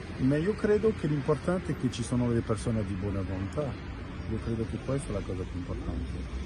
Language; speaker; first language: Italian; non-native, fluent; French